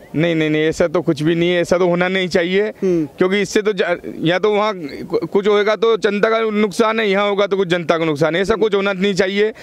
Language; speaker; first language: Hindi; native; Hindi